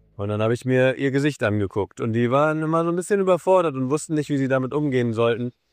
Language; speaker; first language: German; native; German